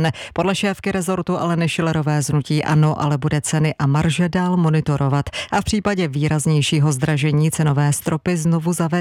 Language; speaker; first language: Czech; native; Czech